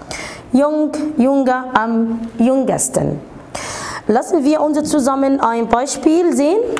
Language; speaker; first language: German; non-native, fluent; Arabic